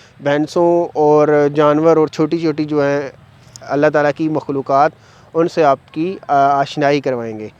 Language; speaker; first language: Urdu; non-native, local second language; Punjabi